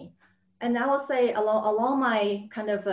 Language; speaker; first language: English; non-native, fluent; Chinese